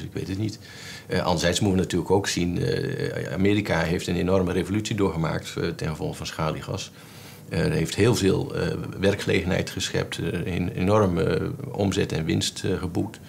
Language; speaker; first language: Dutch; native; Dutch